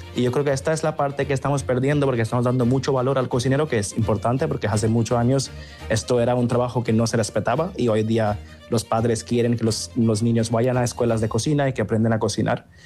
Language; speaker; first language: Spanish; non-native, fluent; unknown